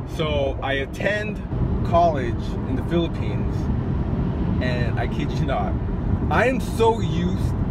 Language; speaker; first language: English; native; English